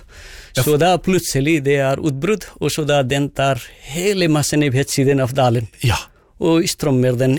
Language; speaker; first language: Norwegian; non-native, fluent; Nepali